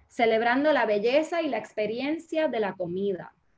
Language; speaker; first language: Spanish; early bilingual, heritage; Spanish